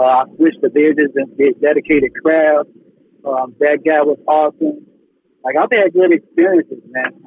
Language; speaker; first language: English; native; English